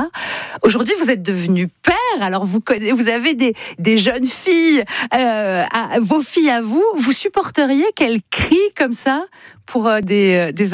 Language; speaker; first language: French; native; French